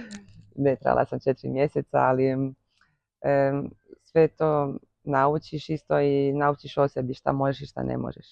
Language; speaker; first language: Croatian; early bilingual, heritage; Croatian